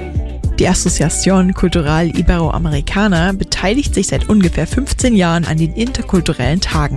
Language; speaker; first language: German; native; German